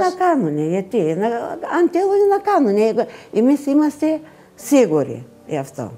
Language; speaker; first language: Greek; non-native, learner; Bulgarian